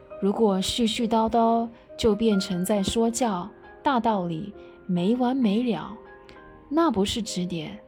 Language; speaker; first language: Chinese; native; Chinese